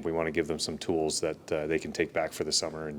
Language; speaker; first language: English; native; English